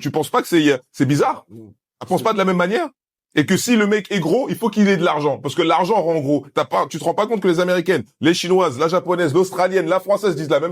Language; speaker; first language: French; native; French